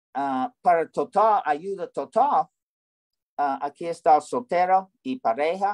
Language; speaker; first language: Spanish; non-native, learner; English